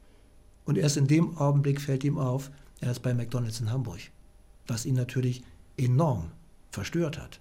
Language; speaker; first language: German; native; German